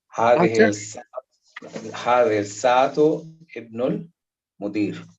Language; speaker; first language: Arabic; non-native, learner; English